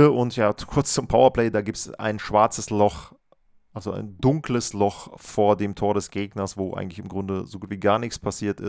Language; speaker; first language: German; native; German